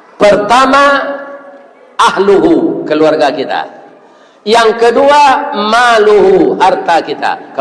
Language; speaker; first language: Malay; non-native, local second language; Minangkabau